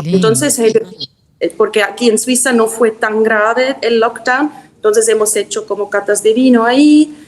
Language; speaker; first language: Spanish; non-native, fluent; German